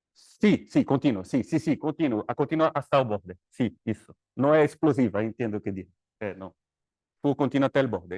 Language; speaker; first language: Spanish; non-native, learner; Portuguese